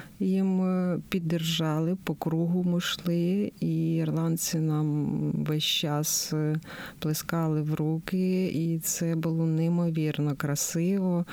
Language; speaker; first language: Ukrainian; native; Ukrainian